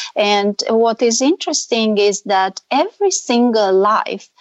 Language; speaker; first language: English; non-native, fluent; Romanian